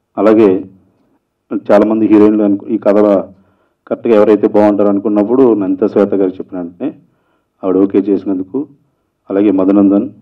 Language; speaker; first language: Telugu; native; Telugu